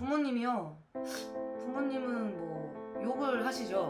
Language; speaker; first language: Korean; native; Korean